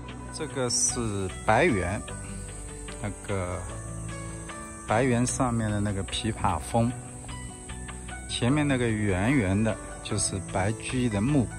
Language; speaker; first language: Chinese; native; Chinese